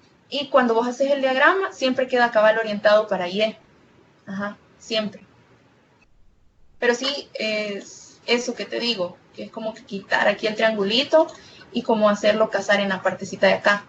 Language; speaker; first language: Spanish; native; Spanish